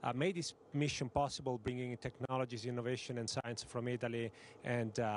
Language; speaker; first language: English; non-native, fluent; Italian